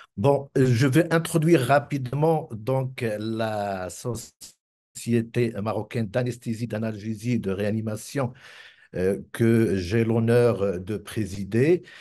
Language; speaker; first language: French; non-native, local second language; Arabic